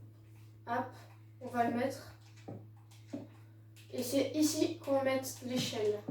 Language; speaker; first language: French; native; French